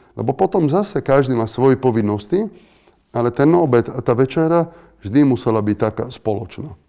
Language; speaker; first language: Slovak; non-native, fluent; Italian